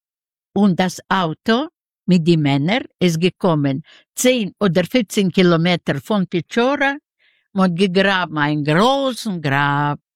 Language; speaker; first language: German; non-native, learner; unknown